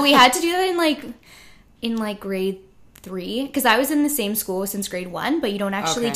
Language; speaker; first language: English; native; English